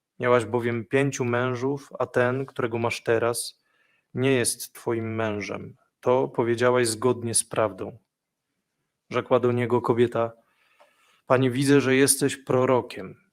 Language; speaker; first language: Polish; native; Polish